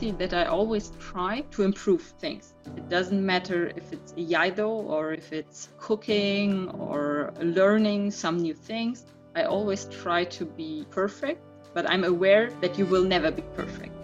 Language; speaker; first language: English; non-native, fluent; German